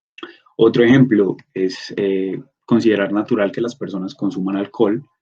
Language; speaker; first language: Spanish; native; Spanish